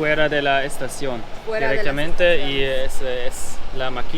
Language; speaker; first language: Spanish; non-native, learner; German